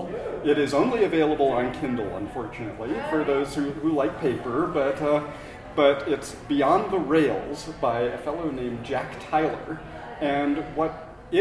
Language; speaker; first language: English; native; English